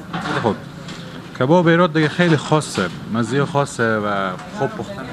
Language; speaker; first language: Persian; native; Persian